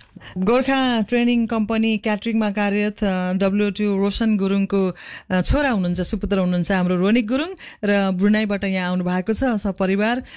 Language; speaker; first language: Nepali; native; Nepali